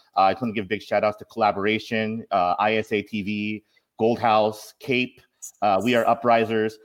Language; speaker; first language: English; native; English